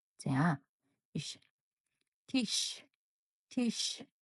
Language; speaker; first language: German; non-native, fluent; Mongolian